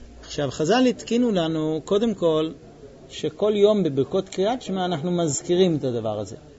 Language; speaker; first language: Hebrew; non-native, fluent; English